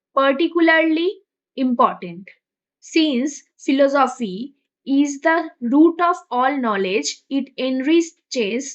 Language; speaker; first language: English; non-native, local second language; Bangla